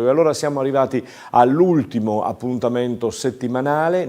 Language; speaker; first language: Italian; native; Italian